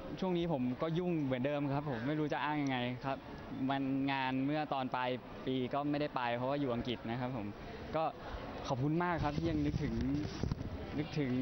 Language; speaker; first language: Thai; native; Thai